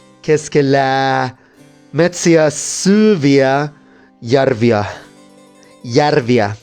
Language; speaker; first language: Finnish; non-native, learner; Spanish